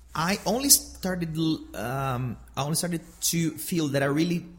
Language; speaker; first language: English; non-native, fluent; Portuguese